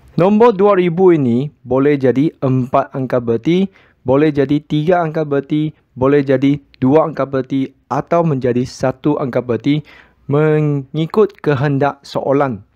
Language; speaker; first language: Malay; non-native, local second language; Chinese